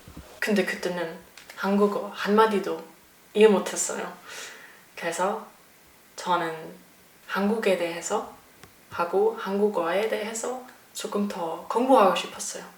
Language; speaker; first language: Korean; non-native, learner; German